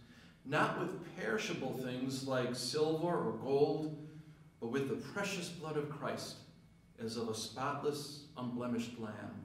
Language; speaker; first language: English; native; English